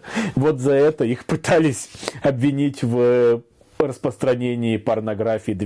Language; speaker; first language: Russian; native; Russian